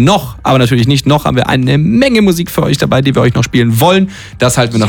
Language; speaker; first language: German; native; German